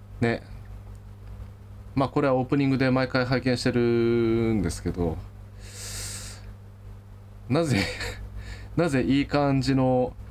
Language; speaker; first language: Japanese; native; Japanese